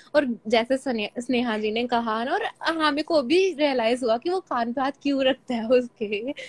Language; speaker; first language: Hindi; native; Hindi